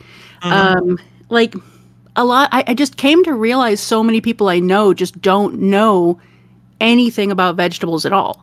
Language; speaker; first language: English; native; English